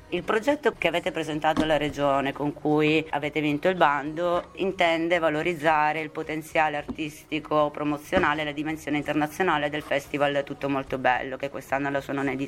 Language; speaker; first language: Italian; native; Italian